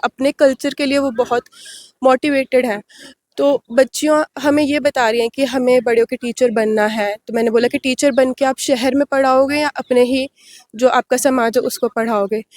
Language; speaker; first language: Hindi; non-native, local second language; Dogri